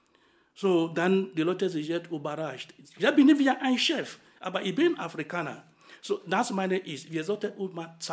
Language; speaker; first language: German; non-native, fluent; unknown